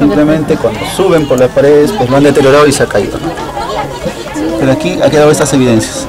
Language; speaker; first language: Spanish; native; Spanish